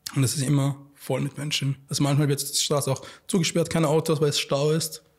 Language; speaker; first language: German; non-native, fluent; Arabic